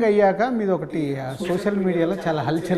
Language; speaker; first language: Telugu; native; Telugu